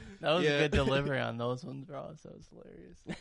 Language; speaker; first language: English; native; English